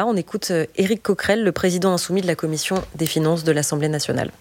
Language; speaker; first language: French; native; French